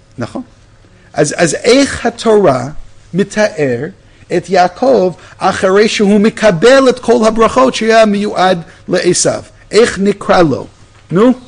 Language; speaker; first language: Hebrew; non-native, fluent; English